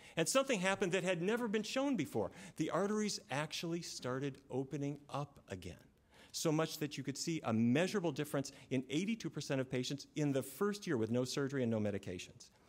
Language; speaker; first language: English; native; English